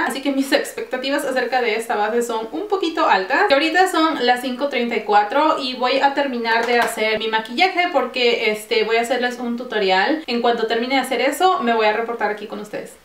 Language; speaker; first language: Spanish; early bilingual, heritage; Spanish